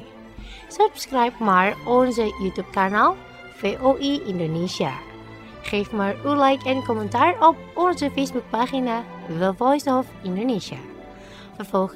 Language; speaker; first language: Dutch; non-native, local second language; Indonesian